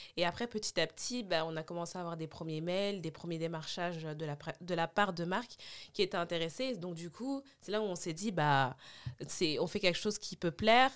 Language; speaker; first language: French; native; French